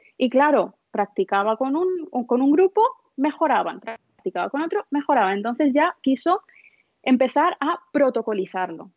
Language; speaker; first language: Spanish; early bilingual, other home language; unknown